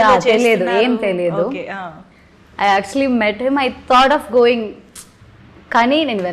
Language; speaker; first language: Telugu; non-native, learner; Malayalam